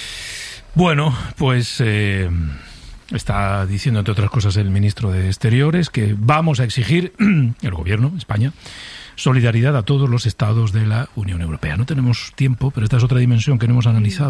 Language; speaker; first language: Spanish; native; Spanish